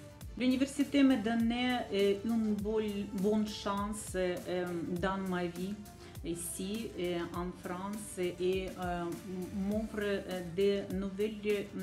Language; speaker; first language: French; non-native, learner; Ukrainian